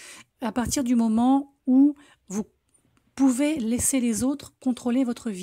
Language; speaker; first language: French; native; French